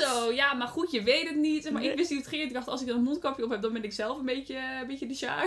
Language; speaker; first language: Dutch; native; Dutch